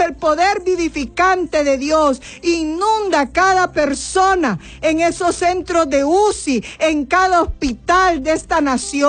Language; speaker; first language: Spanish; native; Spanish